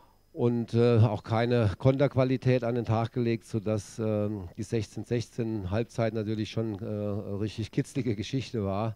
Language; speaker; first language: German; native; German